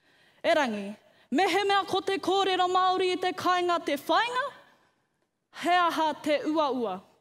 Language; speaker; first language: Māori; non-native, local second language; English